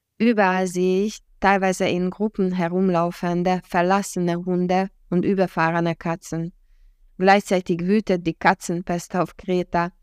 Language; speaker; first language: German; non-native, fluent; Hungarian